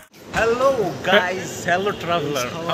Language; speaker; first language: English; non-native, local second language; Bangla